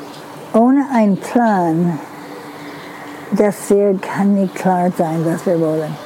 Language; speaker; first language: German; non-native, fluent; English